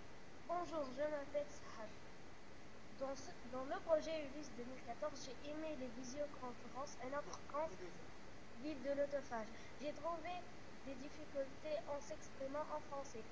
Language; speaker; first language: French; non-native, learner; Arabic